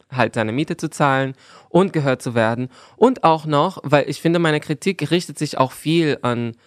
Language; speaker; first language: German; non-native, fluent; Portuguese